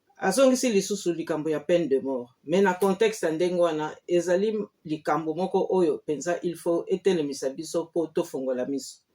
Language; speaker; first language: Lingala; non-native, local second language; Kongo